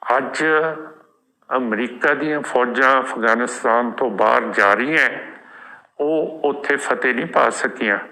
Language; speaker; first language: Punjabi; native; Punjabi